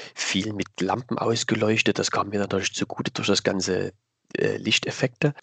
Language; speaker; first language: German; native; German